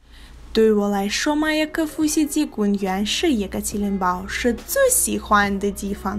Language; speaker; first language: Chinese; non-native, learner; Russian